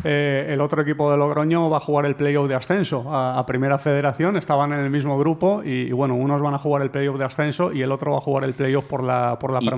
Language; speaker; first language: Spanish; native; Spanish